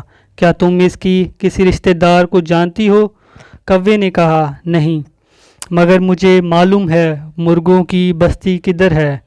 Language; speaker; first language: Urdu; native; Urdu